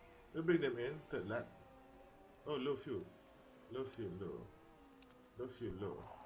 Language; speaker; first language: English; non-native, local second language; Malay